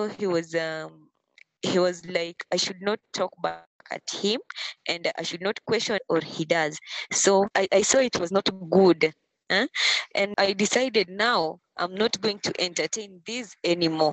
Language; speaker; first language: English; non-native, local second language; Luo (Kenya and Tanzania)